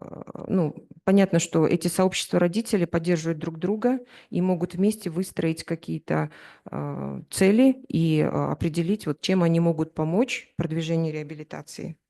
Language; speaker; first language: Russian; native; Russian